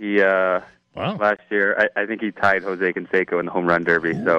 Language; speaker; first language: English; native; English